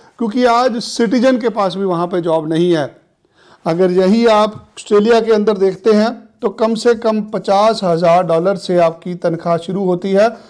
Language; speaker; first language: Hindi; non-native, local second language; Punjabi